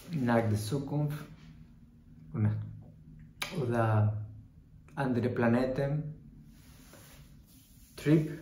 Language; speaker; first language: German; non-native, learner; Spanish